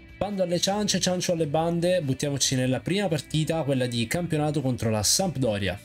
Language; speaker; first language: Italian; native; Italian